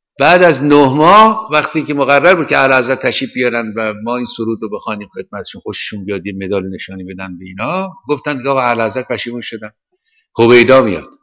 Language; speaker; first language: Persian; native; Persian